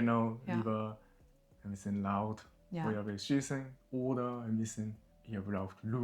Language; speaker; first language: German; non-native, learner; Japanese